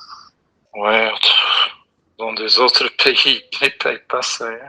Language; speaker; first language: French; non-native, local second language; Dutch